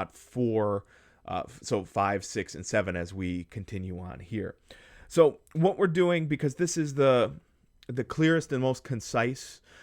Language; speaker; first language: English; native; English